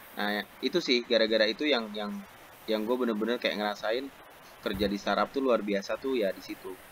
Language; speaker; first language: Indonesian; native; Indonesian